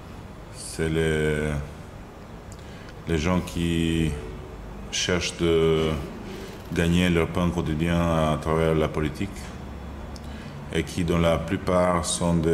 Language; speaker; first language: French; non-native, fluent; Albanian